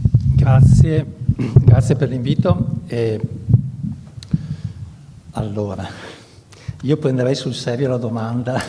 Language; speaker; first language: Italian; native; Italian